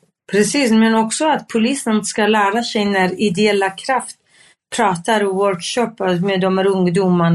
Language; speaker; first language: Swedish; non-native, fluent; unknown